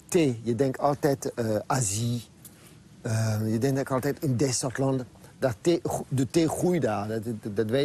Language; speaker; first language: Dutch; non-native, fluent; French